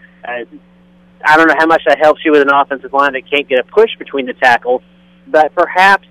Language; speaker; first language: English; native; English